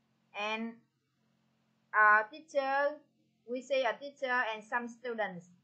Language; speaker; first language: English; non-native, fluent; Vietnamese